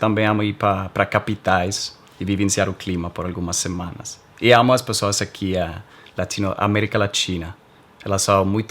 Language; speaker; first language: Portuguese; non-native, learner; English